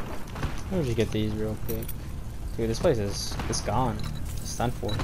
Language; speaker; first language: English; native; English